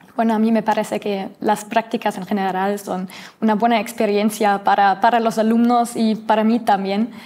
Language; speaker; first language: Spanish; non-native, learner; German